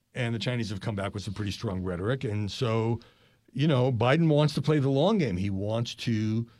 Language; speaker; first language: English; native; English